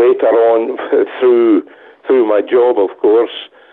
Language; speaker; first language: English; native; English